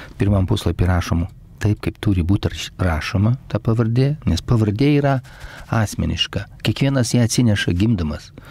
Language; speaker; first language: Lithuanian; native; Lithuanian